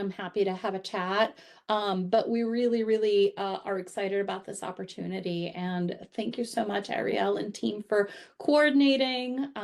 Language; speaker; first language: English; native; English